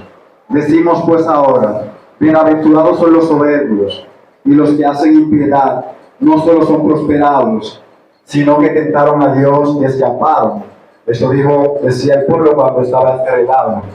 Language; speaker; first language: Spanish; native; Spanish